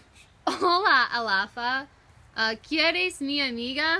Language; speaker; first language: Spanish; non-native, learner; English